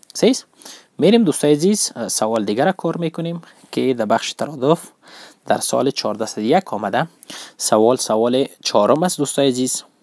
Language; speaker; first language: Persian; non-native, local second language; Pashto